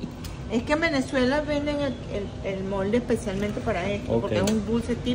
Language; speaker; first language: Spanish; native; Spanish